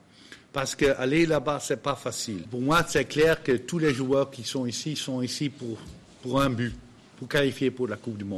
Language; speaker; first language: French; non-native, fluent; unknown